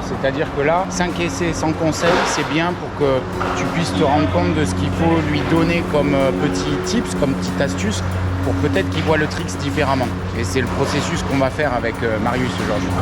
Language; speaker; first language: French; native; French